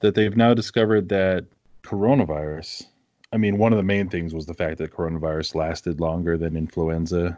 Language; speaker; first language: English; native; English